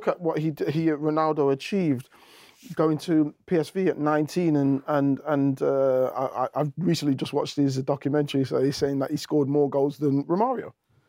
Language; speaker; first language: English; native; English